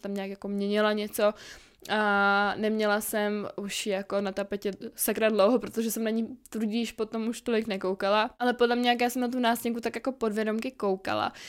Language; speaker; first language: Czech; native; Czech